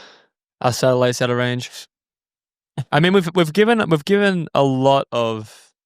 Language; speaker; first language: English; native; English